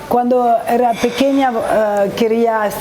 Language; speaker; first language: Spanish; non-native, learner; French